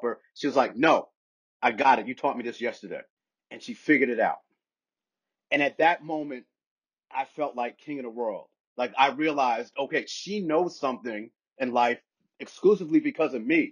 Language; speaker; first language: English; native; English